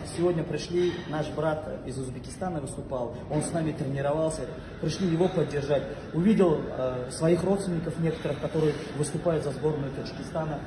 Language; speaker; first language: Russian; non-native, local second language; Tajik